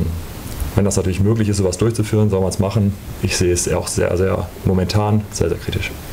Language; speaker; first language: German; native; German